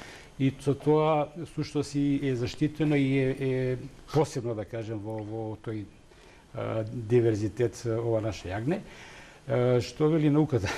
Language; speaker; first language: Macedonian; native; Macedonian